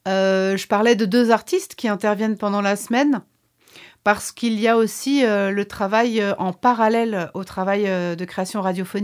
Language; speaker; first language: French; native; French